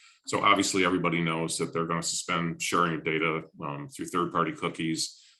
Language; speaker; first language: English; native; English